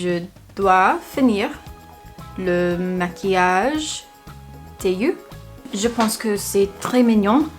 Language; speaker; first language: French; non-native, learner; English